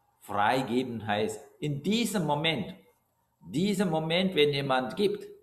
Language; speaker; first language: German; non-native, fluent; Sinhala